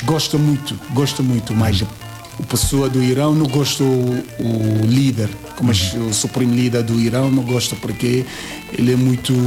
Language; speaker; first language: Portuguese; non-native, learner; Yoruba